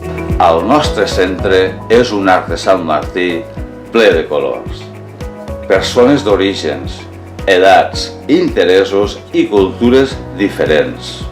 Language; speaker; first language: Catalan; native; Catalan